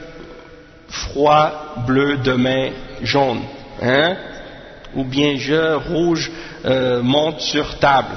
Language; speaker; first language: French; native; French